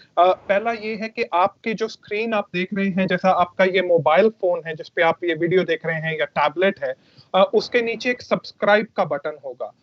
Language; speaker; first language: Hindi; native; Hindi